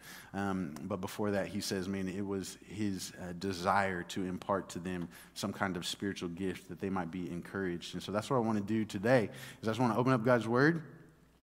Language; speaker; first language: English; native; English